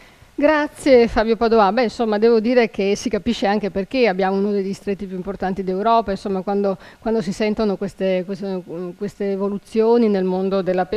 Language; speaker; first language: Italian; native; Italian